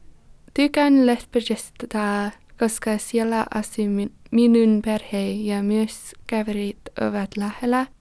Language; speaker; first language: Finnish; non-native, learner; English